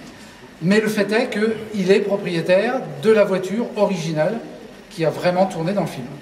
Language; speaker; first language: French; native; French